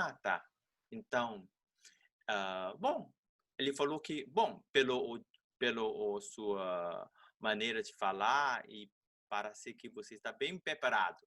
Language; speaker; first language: Portuguese; non-native, fluent; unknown